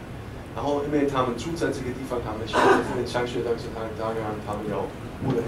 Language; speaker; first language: Chinese; non-native, fluent; German